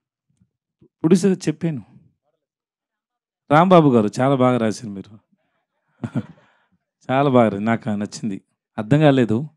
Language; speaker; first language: Telugu; non-native, learner; Tamil